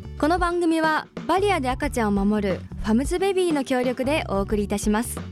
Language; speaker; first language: Japanese; early bilingual, other home language; Chinese